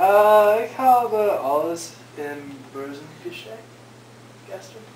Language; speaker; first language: German; non-native, learner; English